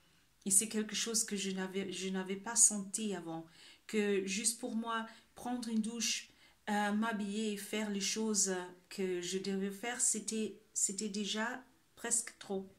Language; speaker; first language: French; non-native, fluent; Spanish